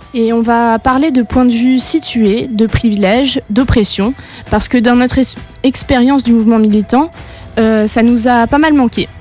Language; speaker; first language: French; native; French